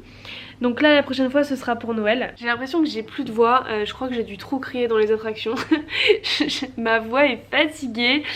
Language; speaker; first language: French; native; French